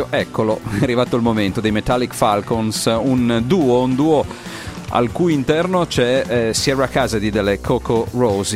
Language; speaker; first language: Italian; native; Italian